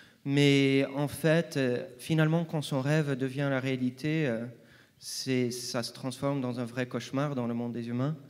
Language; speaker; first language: French; non-native, fluent; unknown